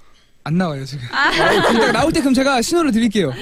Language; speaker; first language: Korean; native; Korean